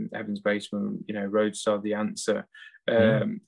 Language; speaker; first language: English; native; English